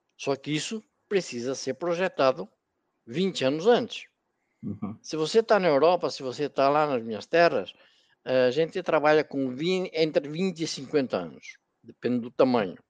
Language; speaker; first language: Portuguese; native; Portuguese